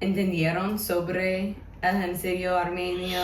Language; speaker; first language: Spanish; non-native, learner; English